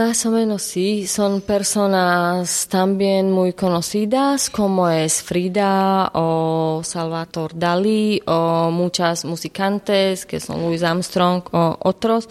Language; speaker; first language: Spanish; non-native, learner; Slovak